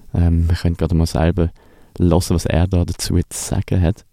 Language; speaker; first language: German; native; German